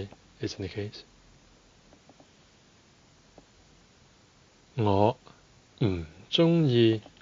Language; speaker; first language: English; non-native, local second language; Cantonese